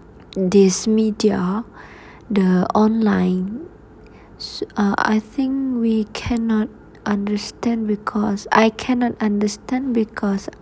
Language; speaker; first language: English; non-native, learner; Malay